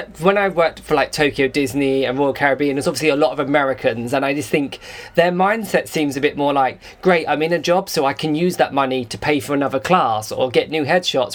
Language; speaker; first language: English; native; English